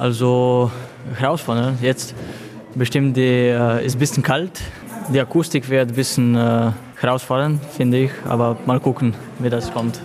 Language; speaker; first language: German; non-native, fluent; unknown